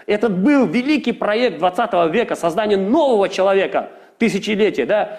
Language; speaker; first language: Russian; non-native, local second language; Kazakh